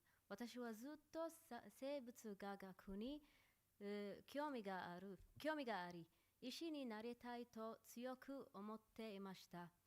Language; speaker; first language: Japanese; non-native, learner; Arabic